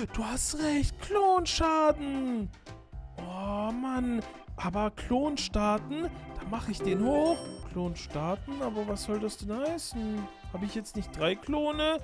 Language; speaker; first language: German; native; German